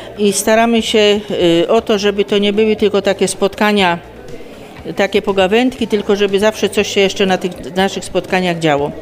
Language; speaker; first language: Polish; native; Polish